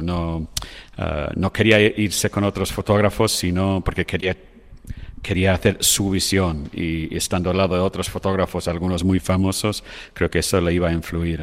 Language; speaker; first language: Spanish; non-native, fluent; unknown